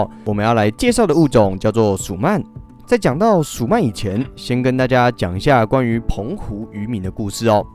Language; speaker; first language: Chinese; native; Chinese